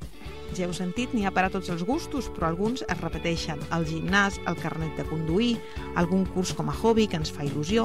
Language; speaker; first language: Catalan; native; Catalan